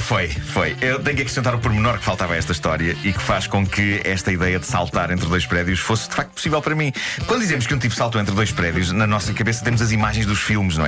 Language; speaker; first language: Portuguese; native; Portuguese